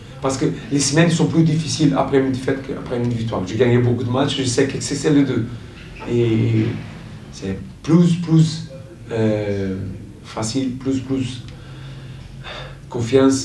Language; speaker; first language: French; non-native, fluent; Portuguese